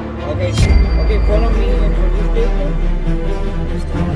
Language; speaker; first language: English; non-native, learner; Spanish